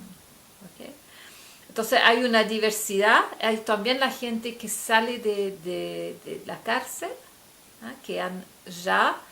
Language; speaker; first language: Spanish; non-native, fluent; French